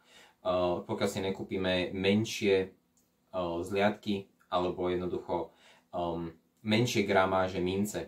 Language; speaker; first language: Slovak; native; Slovak